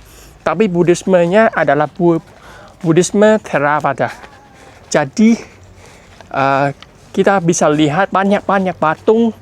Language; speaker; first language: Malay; non-native, fluent; Vietnamese